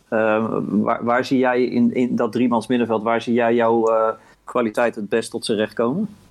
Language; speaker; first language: Dutch; native; Dutch